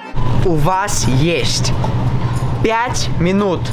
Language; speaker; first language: Russian; early bilingual, heritage; Russian